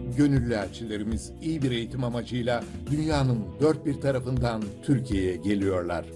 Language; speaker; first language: Turkish; native; Turkish